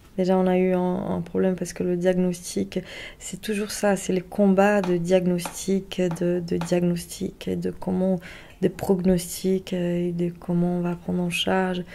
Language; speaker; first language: French; non-native, fluent; Portuguese